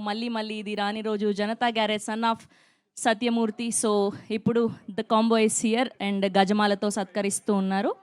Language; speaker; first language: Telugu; native; Telugu